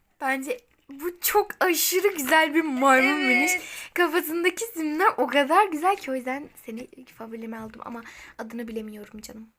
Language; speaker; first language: Turkish; native; Turkish